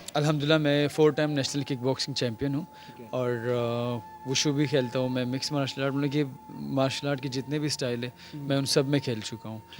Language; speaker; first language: Urdu; non-native, local second language; Pashto